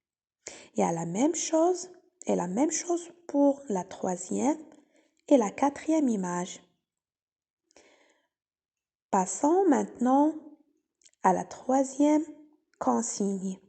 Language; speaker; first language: French; non-native, local second language; Arabic